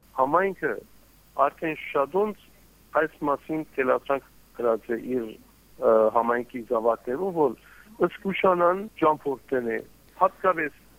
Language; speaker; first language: Armenian; early bilingual, heritage; Armenian